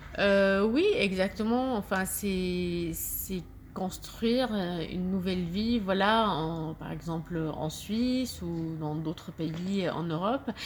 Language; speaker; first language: French; non-native, fluent; Arabic